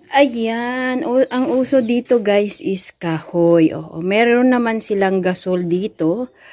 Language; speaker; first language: Filipino; non-native, local second language; Cebuano